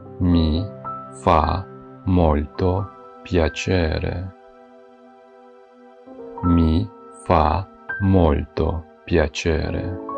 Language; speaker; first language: Italian; non-native, fluent; Ukrainian